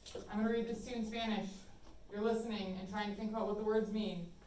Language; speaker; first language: English; native; English